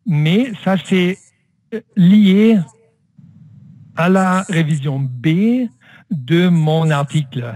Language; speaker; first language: French; non-native, fluent; German